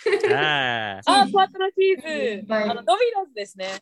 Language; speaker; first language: Japanese; non-native, fluent; English